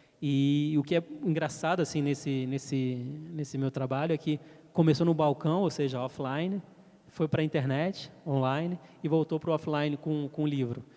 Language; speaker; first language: Portuguese; early bilingual, heritage; French